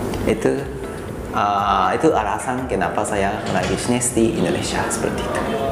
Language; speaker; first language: Indonesian; non-native, fluent; Japanese